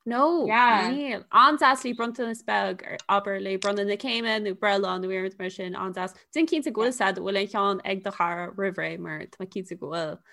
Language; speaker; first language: Irish; non-native, local second language; English